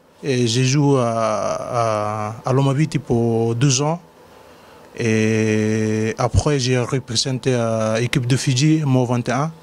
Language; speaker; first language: French; non-native, learner; Fijian